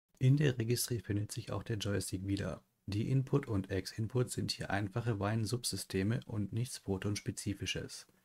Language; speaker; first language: German; native; German